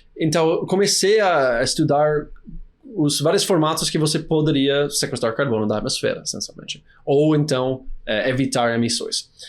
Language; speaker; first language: Portuguese; non-native, fluent; English